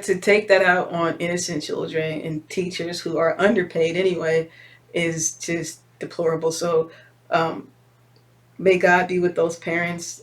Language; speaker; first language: English; native; English